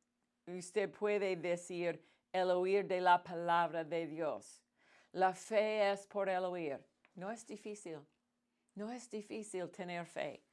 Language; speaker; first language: Spanish; non-native, fluent; English